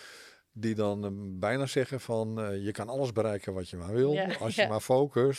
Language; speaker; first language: Dutch; native; Dutch